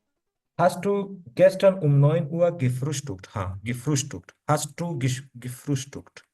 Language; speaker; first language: German; non-native, learner; Urdu